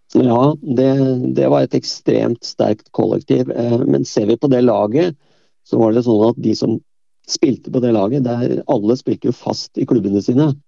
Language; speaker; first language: Norwegian; native; Norwegian